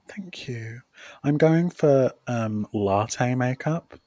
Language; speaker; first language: English; native; English